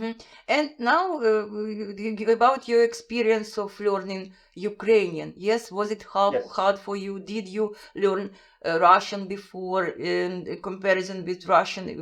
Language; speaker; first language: English; non-native, fluent; Russian